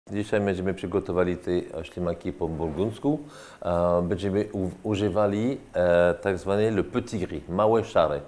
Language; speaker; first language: Polish; non-native, fluent; French